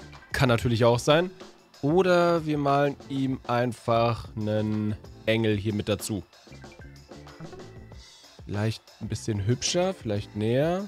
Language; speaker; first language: German; native; German